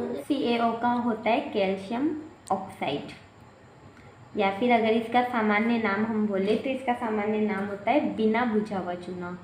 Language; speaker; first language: Hindi; native; Hindi